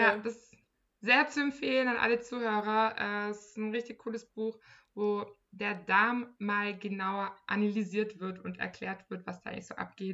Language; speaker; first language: German; native; German